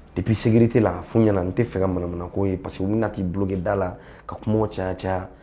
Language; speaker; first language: French; non-native, local second language; Tamasheq